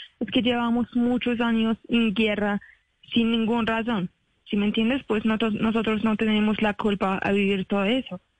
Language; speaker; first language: Spanish; non-native, learner; Arabic